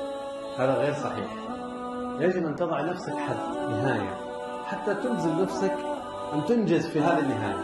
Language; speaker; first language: Arabic; native; Arabic